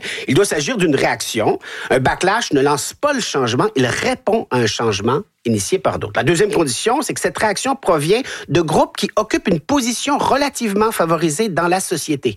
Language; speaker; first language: French; native; French